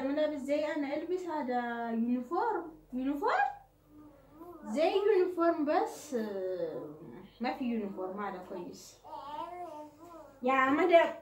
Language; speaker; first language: Arabic; non-native, learner; Oromo